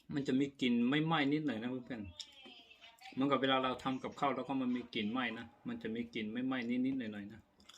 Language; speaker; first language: Thai; native; Thai